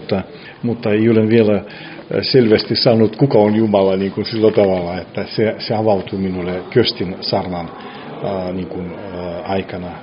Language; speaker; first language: Finnish; non-native, fluent; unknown